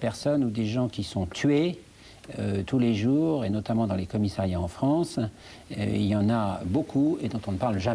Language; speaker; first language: French; native; French